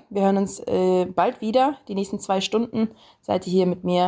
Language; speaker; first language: German; native; German